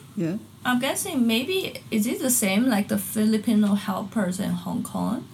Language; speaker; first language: English; non-native, fluent; Chinese